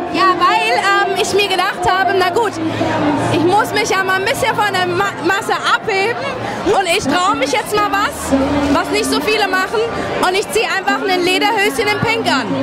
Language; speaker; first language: German; early bilingual, other home language; Arabic